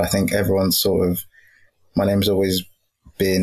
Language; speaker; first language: English; native; English